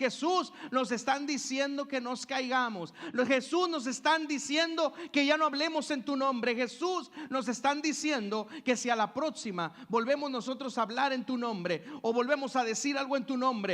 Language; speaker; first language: Spanish; native; Spanish